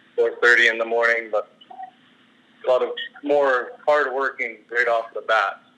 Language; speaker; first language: English; native; English